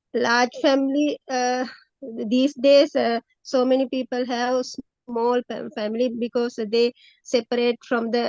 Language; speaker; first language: English; non-native, learner; Sinhala